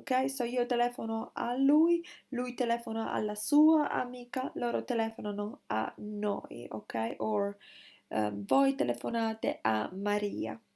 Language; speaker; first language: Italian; non-native, learner; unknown